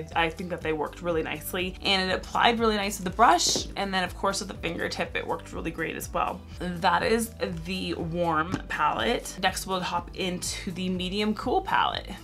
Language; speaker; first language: English; native; English